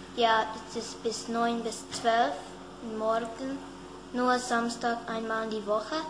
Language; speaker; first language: German; early bilingual, heritage; German